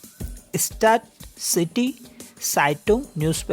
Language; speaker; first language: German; non-native, fluent; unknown